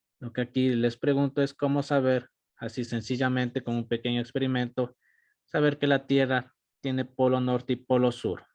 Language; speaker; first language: Spanish; native; Spanish